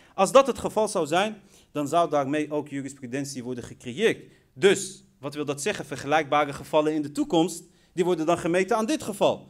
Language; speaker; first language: Dutch; early bilingual, other home language; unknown